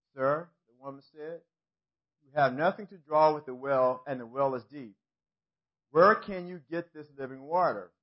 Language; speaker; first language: English; native; English